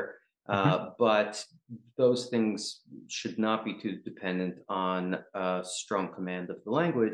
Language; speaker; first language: English; native; English